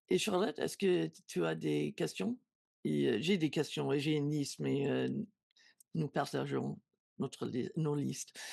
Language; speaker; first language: French; non-native, learner; English